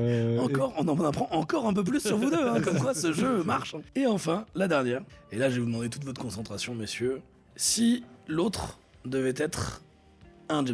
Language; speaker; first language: French; native; French